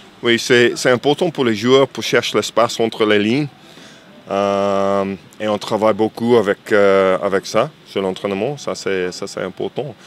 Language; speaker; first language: French; non-native, fluent; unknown